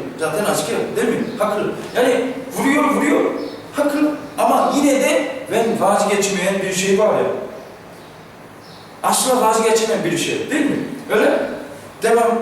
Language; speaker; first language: Turkish; non-native, fluent; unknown